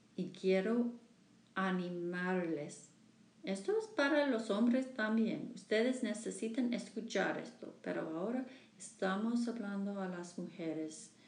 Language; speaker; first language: Spanish; non-native, learner; English